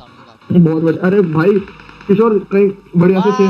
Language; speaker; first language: Hindi; native; Hindi